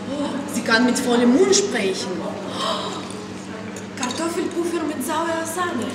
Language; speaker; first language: German; non-native, learner; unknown